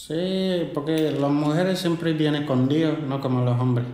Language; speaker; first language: Spanish; non-native, learner; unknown